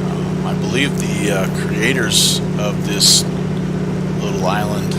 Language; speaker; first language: English; native; English